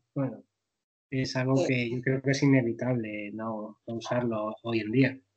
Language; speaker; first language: Spanish; native; Spanish